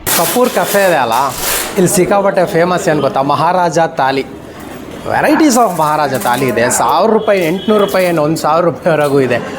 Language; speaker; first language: Kannada; native; Kannada